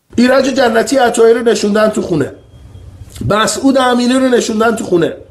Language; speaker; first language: Persian; native; Persian